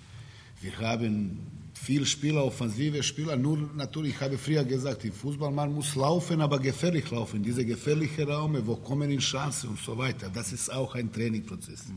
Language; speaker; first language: German; non-native, learner; Serbian